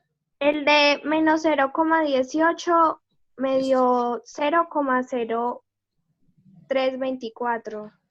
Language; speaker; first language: Spanish; native; Spanish